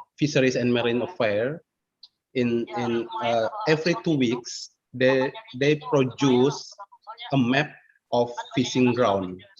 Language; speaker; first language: English; non-native, fluent; Indonesian